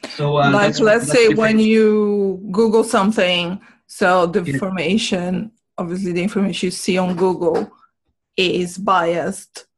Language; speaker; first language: English; non-native, fluent; Portuguese